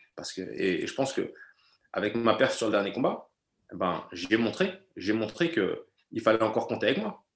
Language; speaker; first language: French; native; French